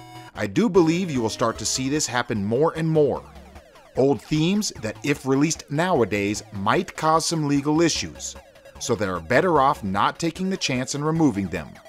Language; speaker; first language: English; native; English